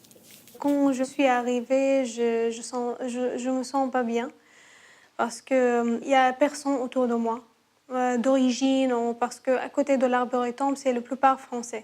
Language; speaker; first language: French; non-native, learner; Arabic